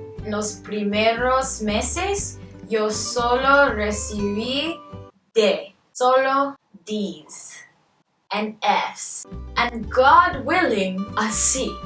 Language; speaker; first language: Spanish; non-native, learner; English